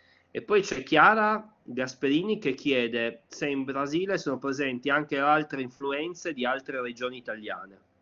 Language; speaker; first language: Italian; native; Italian